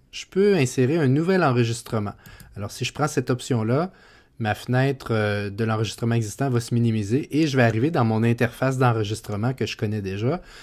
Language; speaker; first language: French; native; French